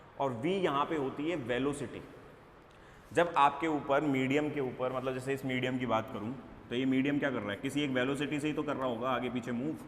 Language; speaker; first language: Hindi; native; Hindi